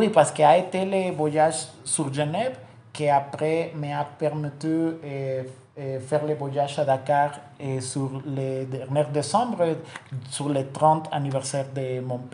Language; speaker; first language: French; non-native, learner; Spanish